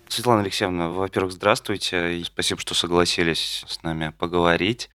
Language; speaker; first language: Russian; native; Russian